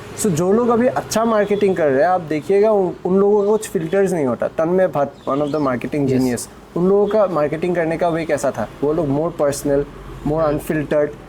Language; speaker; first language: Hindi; non-native, local second language; Assamese